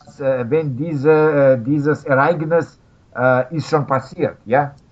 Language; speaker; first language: German; non-native, learner; Russian